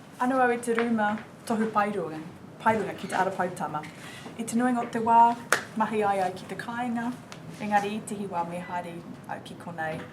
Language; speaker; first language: Māori; non-native, local second language; English